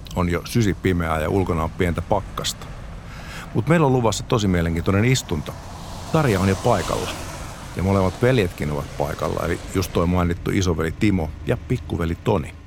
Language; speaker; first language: Finnish; native; Finnish